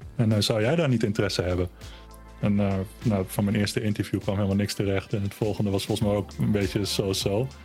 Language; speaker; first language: Dutch; early bilingual, other home language; German